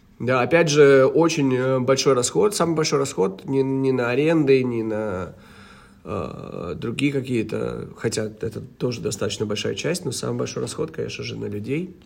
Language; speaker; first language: Russian; early bilingual, heritage; Russian